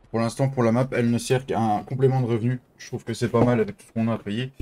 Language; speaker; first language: French; native; French